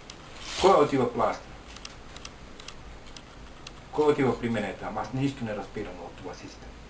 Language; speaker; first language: Bulgarian; non-native, learner; Finnish